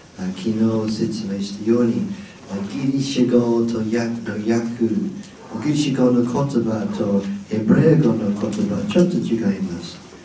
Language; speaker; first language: Japanese; non-native, fluent; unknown